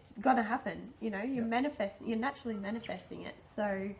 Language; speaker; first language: English; native; English